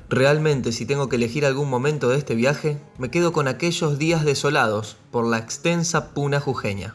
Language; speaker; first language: Spanish; native; Spanish